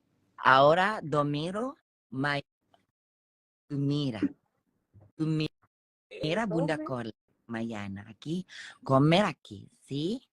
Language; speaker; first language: Spanish; non-native, learner; Indonesian